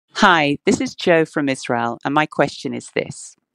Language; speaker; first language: English; non-native, fluent; German